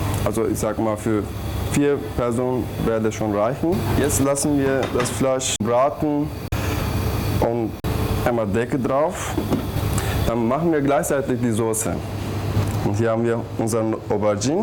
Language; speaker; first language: German; non-native, learner; Turkish